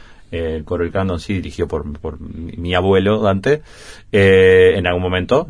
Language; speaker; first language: Spanish; native; Spanish